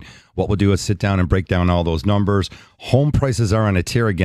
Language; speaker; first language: English; native; English